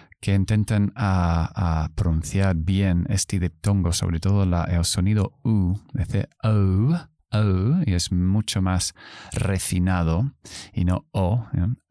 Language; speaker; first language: Spanish; non-native, fluent; English